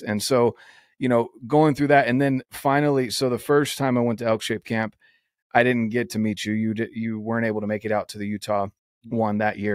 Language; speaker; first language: English; native; English